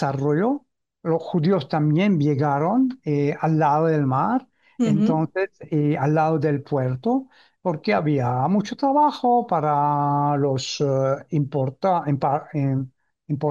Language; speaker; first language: Spanish; early bilingual, heritage; Ladino